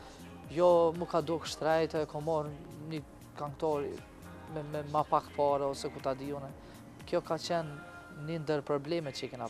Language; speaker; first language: Albanian; native; Albanian